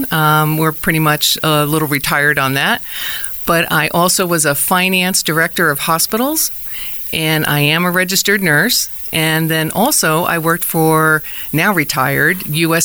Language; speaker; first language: English; native; English